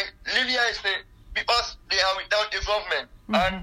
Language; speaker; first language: English; non-native, local second language; Krio